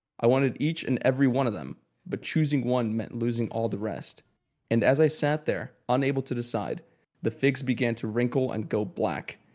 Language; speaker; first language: English; early bilingual, other home language; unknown